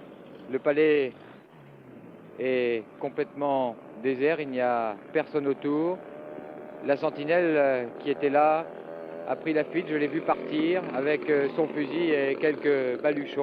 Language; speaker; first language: French; native; French